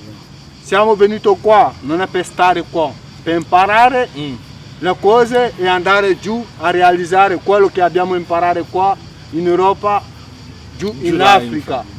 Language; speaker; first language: Italian; non-native, fluent; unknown